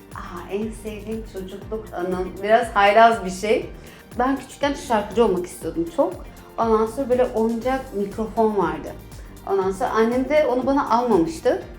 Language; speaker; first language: Turkish; early bilingual, heritage; Turkish